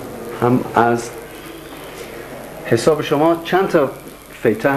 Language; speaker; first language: Persian; non-native, learner; English